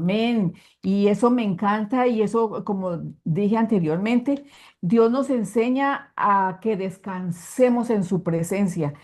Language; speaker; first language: Spanish; native; Spanish